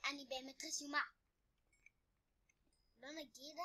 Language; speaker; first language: Hebrew; native; Hebrew